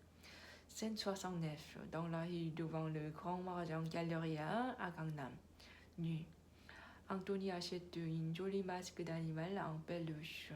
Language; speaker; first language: French; non-native, learner; Korean